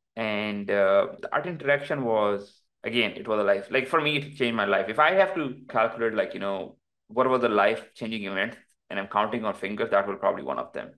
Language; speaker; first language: English; non-native, local second language; Urdu